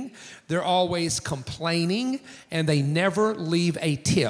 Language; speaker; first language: English; native; English